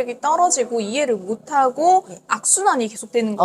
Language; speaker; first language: Korean; native; Korean